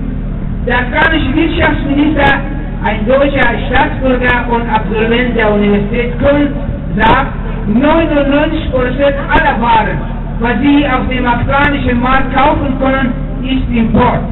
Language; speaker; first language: German; non-native, fluent; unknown